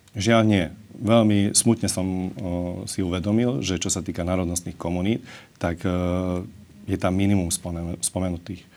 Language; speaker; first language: Slovak; non-native, local second language; Hungarian